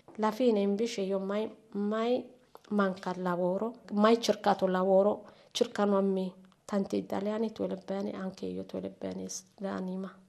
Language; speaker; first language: Italian; non-native, learner; Amharic